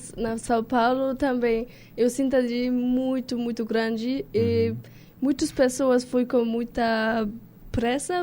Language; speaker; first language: Portuguese; non-native, learner; German